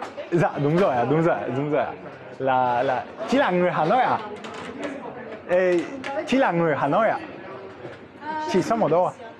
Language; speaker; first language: Vietnamese; non-native, fluent; Polish